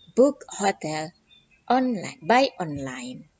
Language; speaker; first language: English; non-native, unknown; Indonesian